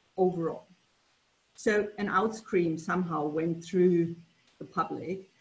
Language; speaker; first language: English; non-native, fluent; German